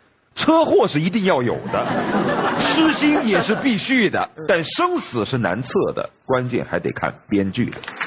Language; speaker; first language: Chinese; native; Chinese